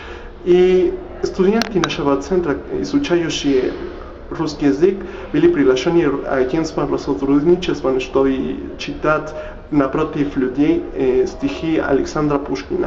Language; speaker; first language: Russian; non-native, learner; Spanish